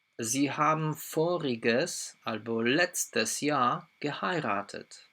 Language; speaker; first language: German; non-native, fluent; Polish